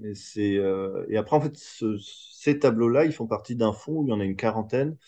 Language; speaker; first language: French; native; French